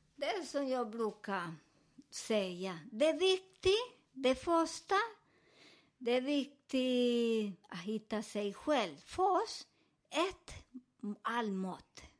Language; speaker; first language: Swedish; non-native, fluent; Spanish